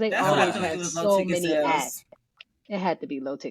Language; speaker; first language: English; native; English